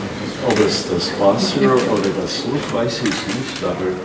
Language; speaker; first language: German; non-native, learner; English